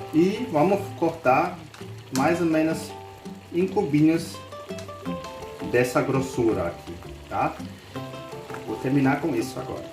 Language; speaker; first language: Portuguese; non-native, learner; German